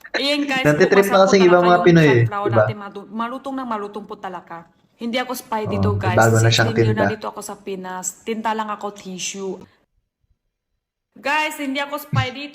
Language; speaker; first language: Filipino; non-native, learner; Chinese